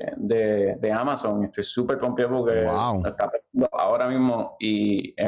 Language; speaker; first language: Spanish; native; Spanish